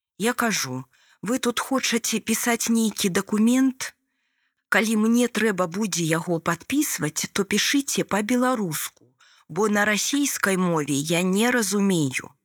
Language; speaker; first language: Belarusian; native; Belarusian